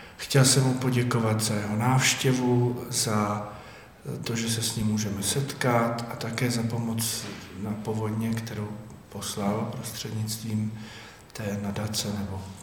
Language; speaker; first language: Czech; native; Czech